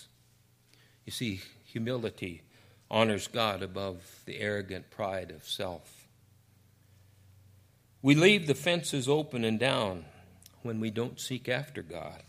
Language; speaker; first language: English; native; English